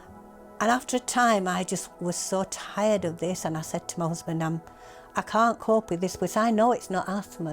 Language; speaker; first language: English; native; English